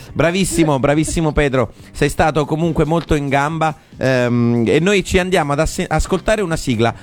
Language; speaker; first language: Italian; native; Italian